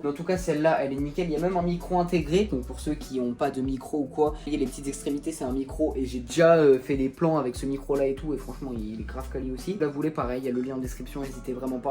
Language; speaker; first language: French; native; French